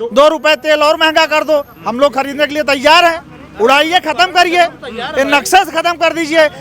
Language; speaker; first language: Hindi; native; Hindi